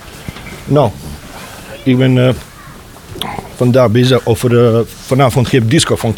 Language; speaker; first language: Dutch; non-native, learner; Bosnian